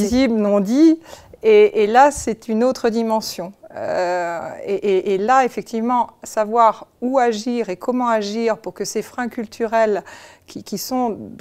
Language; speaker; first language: French; native; French